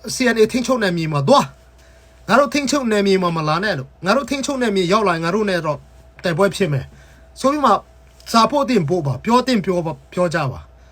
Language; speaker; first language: Burmese; non-native, local second language; Hakha Chin